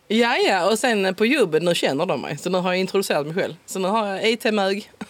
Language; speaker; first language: Swedish; native; Swedish